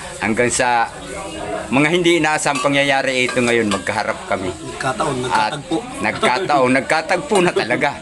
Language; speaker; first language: Filipino; non-native, local second language; Cebuano